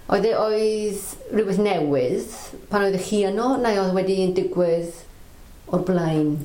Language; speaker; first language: Welsh; non-native, local second language; English